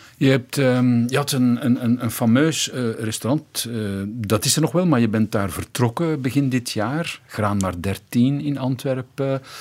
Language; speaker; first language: Dutch; native; Dutch